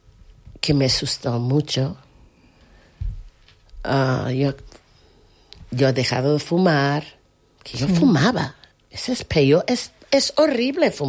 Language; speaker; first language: Spanish; non-native, fluent; English